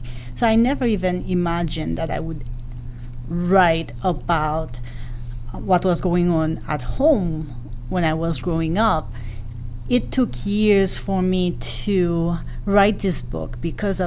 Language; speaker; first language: English; non-native, fluent; Haitian Creole